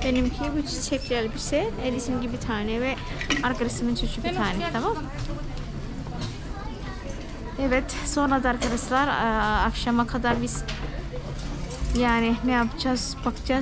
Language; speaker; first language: Turkish; non-native, learner; Indonesian